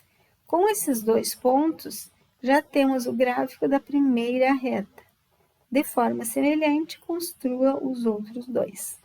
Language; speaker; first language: Portuguese; native; Portuguese